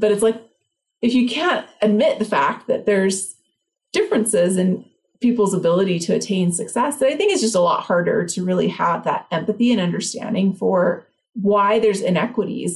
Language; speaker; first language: English; native; English